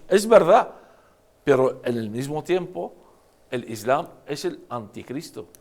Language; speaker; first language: Spanish; non-native, fluent; Arabic